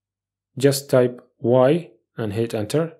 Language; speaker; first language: English; non-native, fluent; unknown